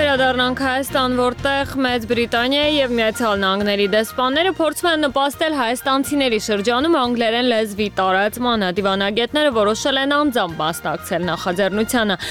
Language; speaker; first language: Armenian; native; Armenian